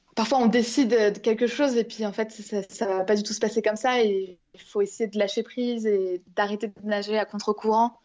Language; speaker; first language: French; native; French